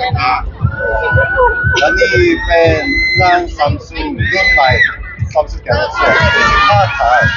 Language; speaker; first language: Thai; non-native, fluent; Korean